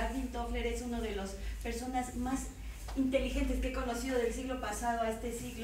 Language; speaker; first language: Spanish; native; Spanish